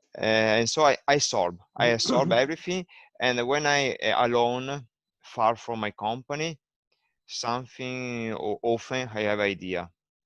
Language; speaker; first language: English; non-native, learner; Italian